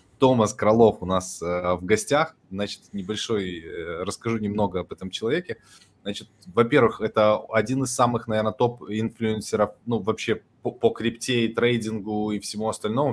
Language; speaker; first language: Russian; native; Russian